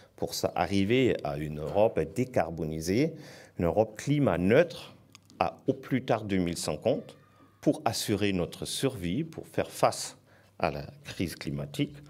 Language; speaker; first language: French; non-native, fluent; German